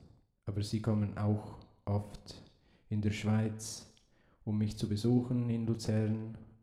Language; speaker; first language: German; early bilingual, heritage; Italian